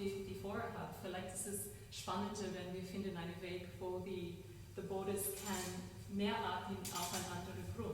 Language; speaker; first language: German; non-native, learner; English